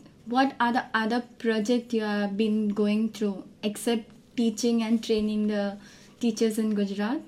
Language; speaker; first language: English; non-native, local second language; Gujarati